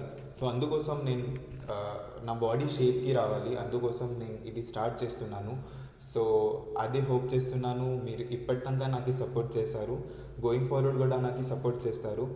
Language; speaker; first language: Telugu; early bilingual, heritage; Telugu